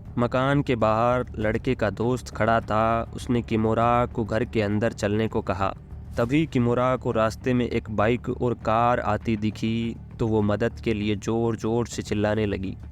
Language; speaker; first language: Hindi; native; Hindi